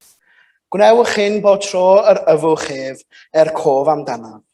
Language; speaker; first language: Welsh; native; Welsh